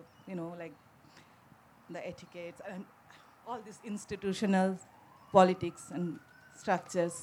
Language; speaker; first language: English; non-native, local second language; Bangla